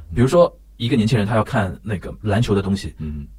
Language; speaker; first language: Chinese; native; Chinese